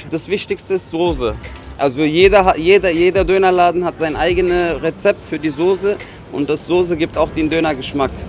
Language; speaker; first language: German; non-native, fluent; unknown